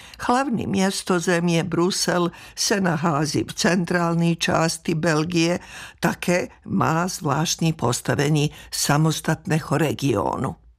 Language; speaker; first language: Czech; non-native, fluent; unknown